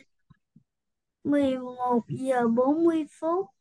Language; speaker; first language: Vietnamese; early bilingual, heritage; Vietnamese